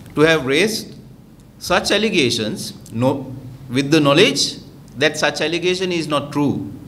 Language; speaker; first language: English; non-native, local second language; Sinhala